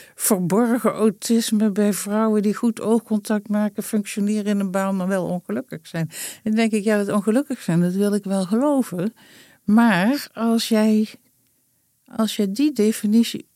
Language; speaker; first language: Dutch; native; Dutch